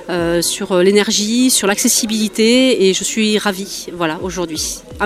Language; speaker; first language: French; native; French